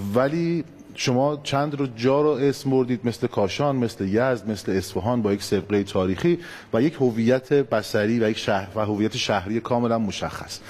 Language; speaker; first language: Persian; native; Persian